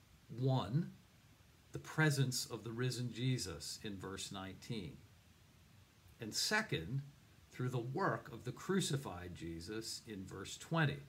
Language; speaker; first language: English; native; English